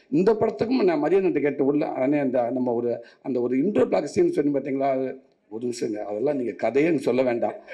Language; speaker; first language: Tamil; native; Tamil